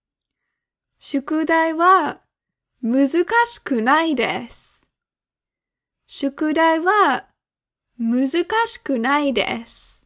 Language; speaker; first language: Japanese; non-native, fluent; English